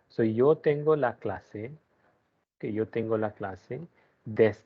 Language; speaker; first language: Spanish; non-native, learner; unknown